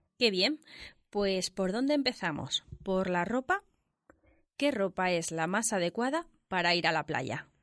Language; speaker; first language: Spanish; native; Spanish